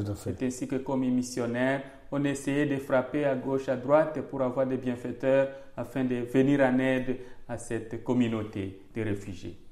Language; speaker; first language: French; non-native, local second language; Swahili